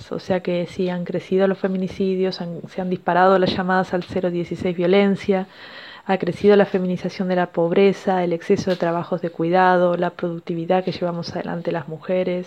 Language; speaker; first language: Spanish; native; Spanish